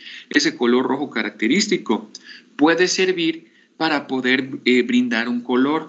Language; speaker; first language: Spanish; native; Spanish